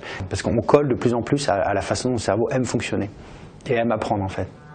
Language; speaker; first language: French; native; French